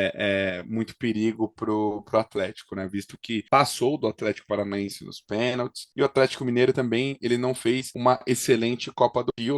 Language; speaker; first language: Portuguese; native; Portuguese